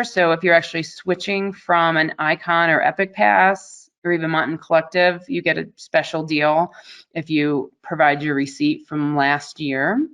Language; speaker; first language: English; native; English